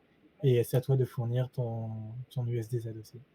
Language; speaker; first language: French; native; French